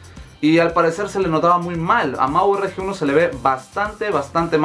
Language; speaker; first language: Spanish; native; Spanish